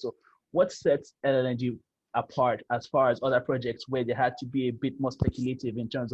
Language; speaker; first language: English; non-native, local second language; Yoruba